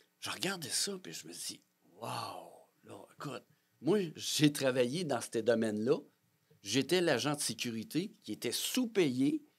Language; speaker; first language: French; native; French